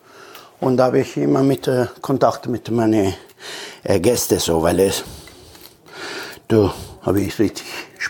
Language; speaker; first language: German; non-native, fluent; Italian